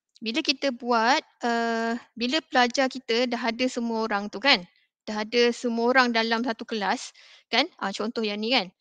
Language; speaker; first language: Malay; native; Malay